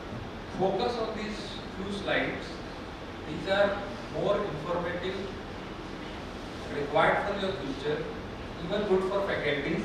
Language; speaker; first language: English; non-native, local second language; Hindi